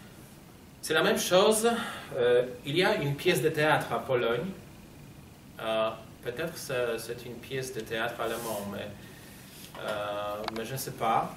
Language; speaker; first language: French; non-native, fluent; Polish